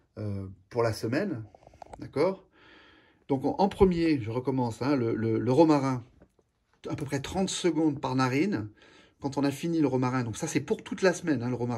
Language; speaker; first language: French; native; French